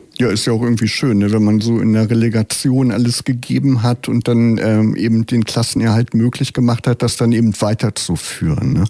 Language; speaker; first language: German; native; German